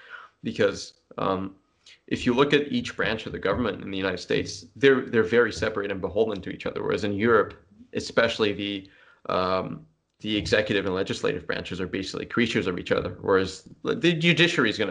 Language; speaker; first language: English; non-native, fluent; French